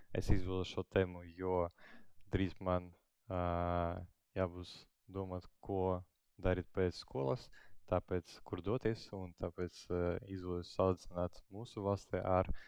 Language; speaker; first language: Latvian; non-native, local second language; Russian